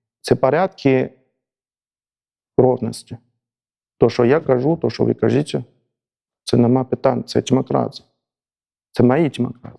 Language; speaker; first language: Ukrainian; non-native, learner; Chinese